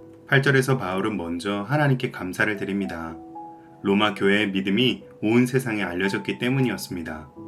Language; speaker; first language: Korean; native; Korean